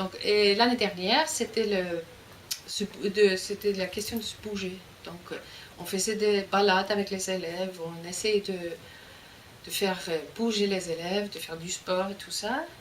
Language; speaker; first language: French; non-native, fluent; Icelandic